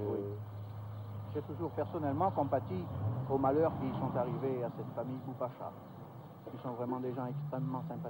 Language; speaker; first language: French; native; French